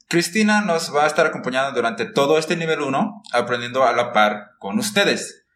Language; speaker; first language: Spanish; non-native, fluent; English